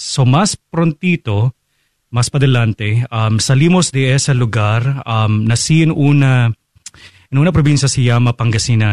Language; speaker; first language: Spanish; non-native, fluent; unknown